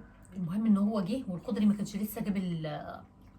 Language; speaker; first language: Arabic; native; Arabic